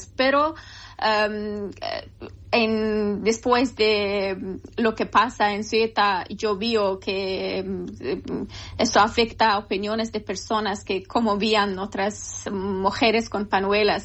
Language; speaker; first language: Spanish; non-native, learner; Persian